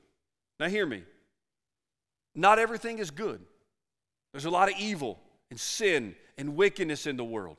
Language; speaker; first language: English; native; English